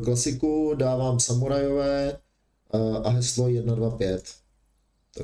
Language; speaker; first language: Czech; native; Czech